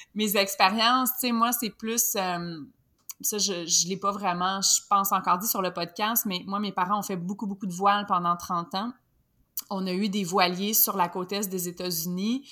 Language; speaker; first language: French; native; French